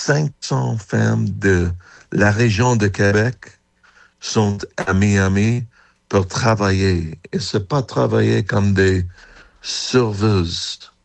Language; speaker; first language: French; non-native, fluent; English